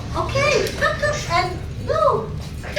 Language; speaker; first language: English; non-native, learner; Vietnamese